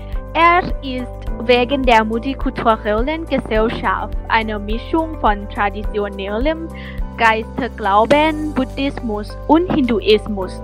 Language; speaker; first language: German; non-native, learner; Thai